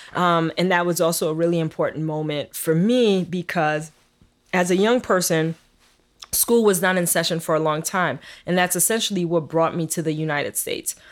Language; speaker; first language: English; early bilingual, other home language; Haitian Creole